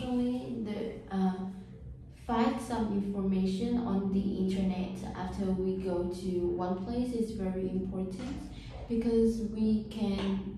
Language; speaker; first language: English; non-native, learner; Vietnamese